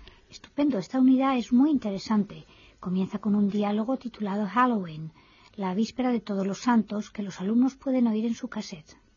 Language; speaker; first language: Spanish; native; Spanish